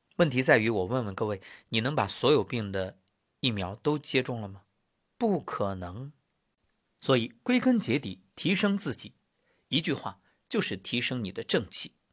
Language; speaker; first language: Chinese; native; Chinese